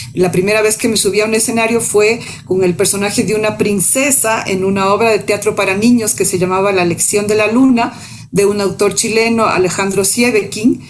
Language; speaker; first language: Spanish; native; Spanish